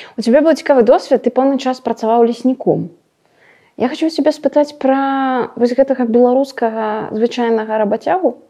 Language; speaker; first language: Belarusian; native; Belarusian